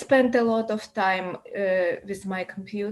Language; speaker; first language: English; non-native, learner; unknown